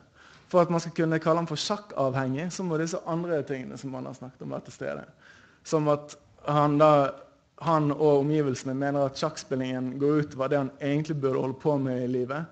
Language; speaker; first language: Norwegian; native; Norwegian